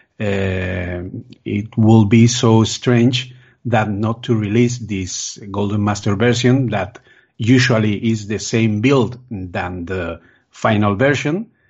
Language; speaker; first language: English; non-native, fluent; Spanish